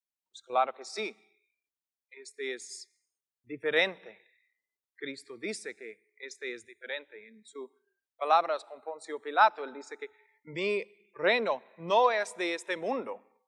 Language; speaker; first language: Spanish; non-native, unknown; English